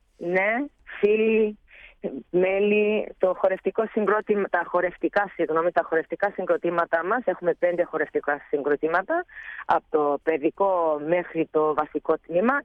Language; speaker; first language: Greek; early bilingual, heritage; Greek